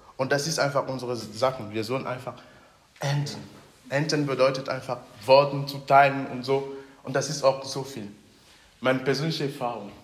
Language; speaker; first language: German; non-native, fluent; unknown